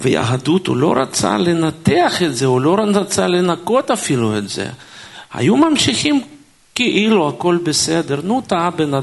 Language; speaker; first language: Hebrew; non-native, fluent; Russian